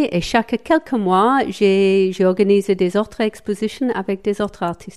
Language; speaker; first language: French; non-native, fluent; English